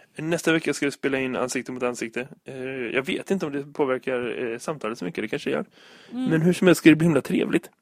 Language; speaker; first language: Swedish; native; Swedish